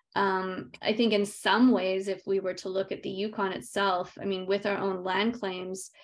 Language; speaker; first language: English; native; English